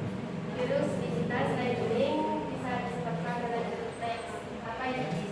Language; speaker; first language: Indonesian; native; Indonesian